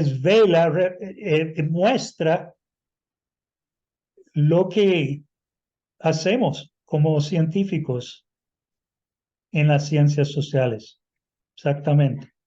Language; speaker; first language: Spanish; non-native, fluent; English